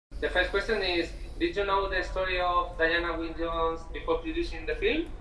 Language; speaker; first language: English; non-native, fluent; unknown